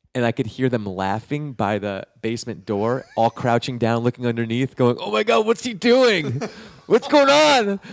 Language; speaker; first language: English; native; English